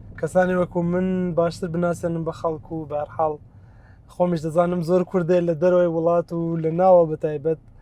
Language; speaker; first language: Central Kurdish; non-native, local second language; Southern Kurdish